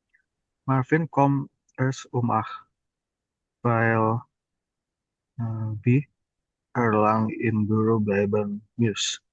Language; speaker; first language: German; non-native, learner; Indonesian